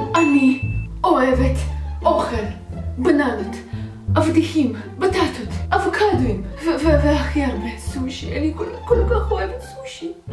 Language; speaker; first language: Hebrew; non-native, fluent; Russian